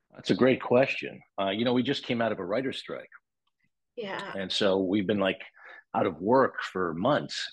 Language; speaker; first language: English; native; English